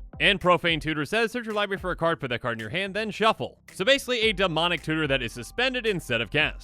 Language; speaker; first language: English; native; English